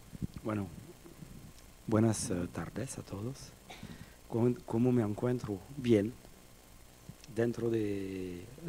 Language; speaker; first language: Spanish; non-native, fluent; French